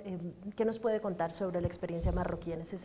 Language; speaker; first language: Spanish; native; Spanish